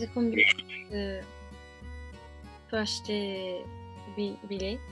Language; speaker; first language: French; non-native, learner; Japanese